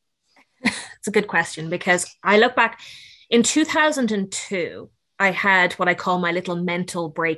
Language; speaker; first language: English; native; English